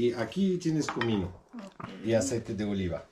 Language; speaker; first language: Spanish; non-native, fluent; Arabic